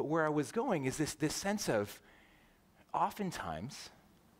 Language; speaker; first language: English; native; English